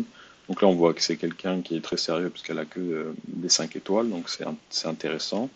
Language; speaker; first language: French; native; French